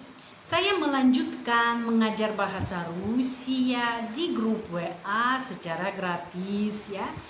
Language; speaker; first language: Indonesian; non-native, fluent; Russian